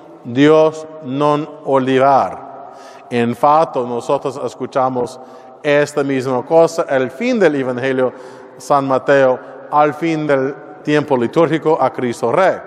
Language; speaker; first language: Spanish; non-native, learner; English